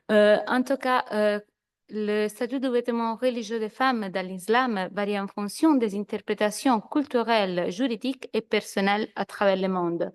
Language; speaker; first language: French; non-native, fluent; Italian